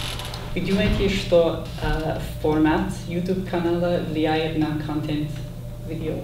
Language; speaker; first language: Russian; non-native, learner; English